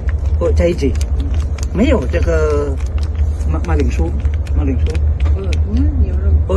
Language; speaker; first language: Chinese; non-native, learner; Indonesian